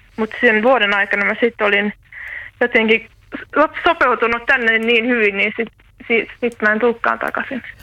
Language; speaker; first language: Finnish; native; Finnish